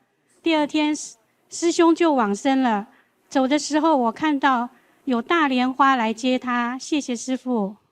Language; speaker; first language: Chinese; native; Chinese